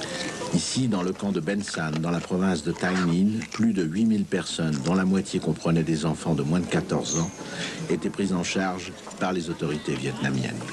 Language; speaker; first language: French; native; French